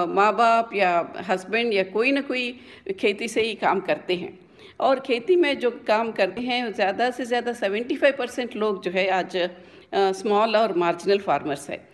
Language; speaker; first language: Hindi; non-native, local second language; Telugu